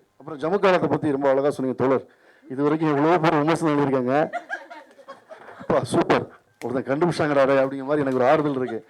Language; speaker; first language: Tamil; native; Tamil